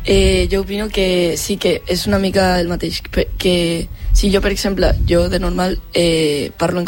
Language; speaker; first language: Catalan; non-native, local second language; Spanish